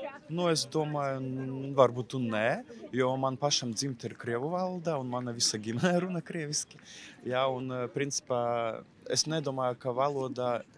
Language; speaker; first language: Latvian; non-native, local second language; Russian